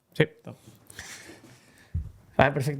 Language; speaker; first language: Spanish; native; Spanish